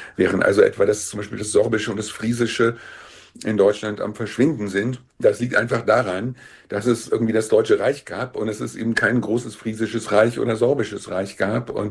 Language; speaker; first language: German; native; German